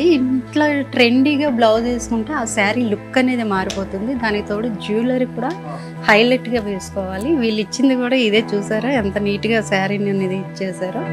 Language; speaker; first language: Telugu; native; Telugu